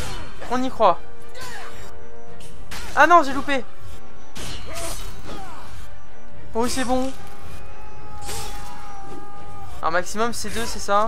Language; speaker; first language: French; native; French